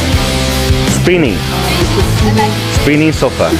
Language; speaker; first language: English; non-native, learner; Chinese